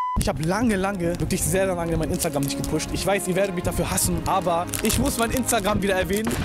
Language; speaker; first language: German; early bilingual, other home language; Turkish